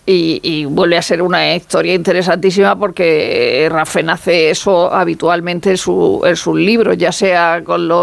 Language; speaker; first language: Spanish; native; Spanish